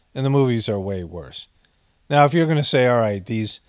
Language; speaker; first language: English; native; English